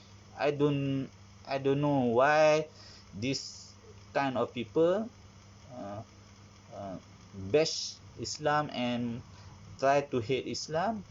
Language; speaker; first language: English; non-native, learner; Malay